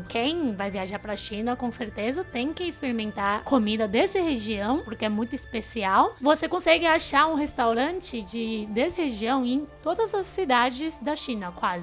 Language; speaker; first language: Portuguese; non-native, fluent; Chinese